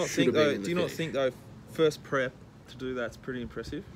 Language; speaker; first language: English; native; English